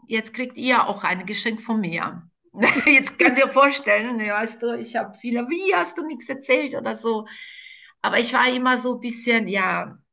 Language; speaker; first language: German; non-native, fluent; Croatian